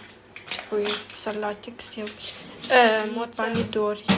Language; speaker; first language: Russian; early bilingual, heritage; Russian